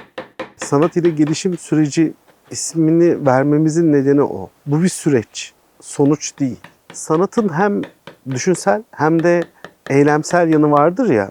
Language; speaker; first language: Turkish; native; Turkish